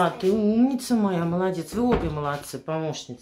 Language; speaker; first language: Russian; native; Russian